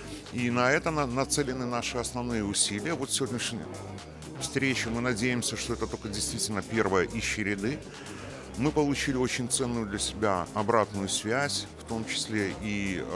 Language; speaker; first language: Russian; native; Russian